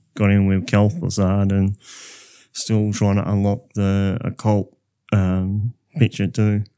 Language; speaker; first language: English; native; English